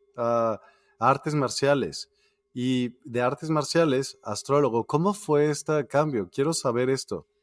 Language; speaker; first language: Spanish; native; Spanish